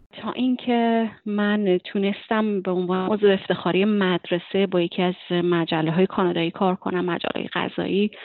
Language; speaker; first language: Persian; native; Persian